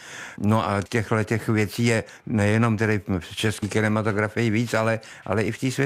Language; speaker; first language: Czech; native; Czech